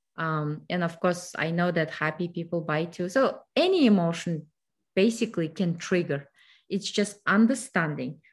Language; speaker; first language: English; non-native, fluent; Kazakh